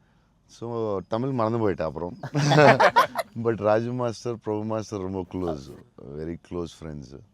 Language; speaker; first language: Tamil; non-native, local second language; Telugu